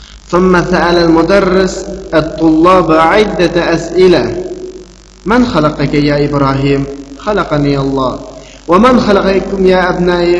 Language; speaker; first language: Arabic; non-native, fluent; Uyghur